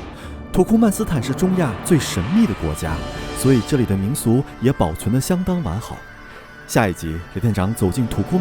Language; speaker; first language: Chinese; native; Chinese